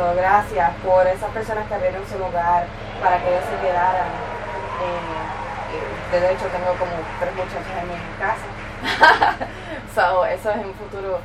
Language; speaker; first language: Spanish; early bilingual, heritage; Spanish